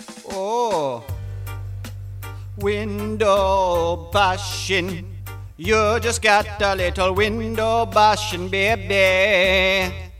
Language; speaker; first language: English; native; English